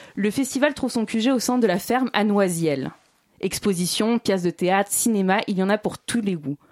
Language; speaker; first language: French; non-native, fluent; Russian